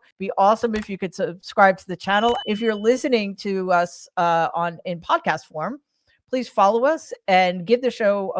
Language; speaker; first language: English; native; English